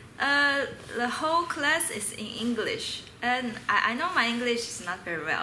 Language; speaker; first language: English; non-native, learner; Chinese